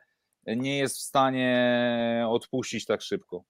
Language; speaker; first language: Polish; native; Polish